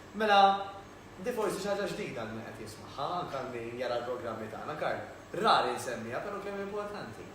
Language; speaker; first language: Maltese; native; Maltese